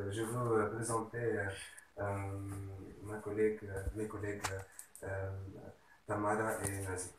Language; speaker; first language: French; non-native, learner; Arabic